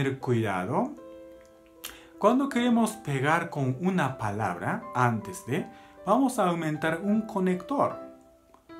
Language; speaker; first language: Spanish; non-native, learner; Japanese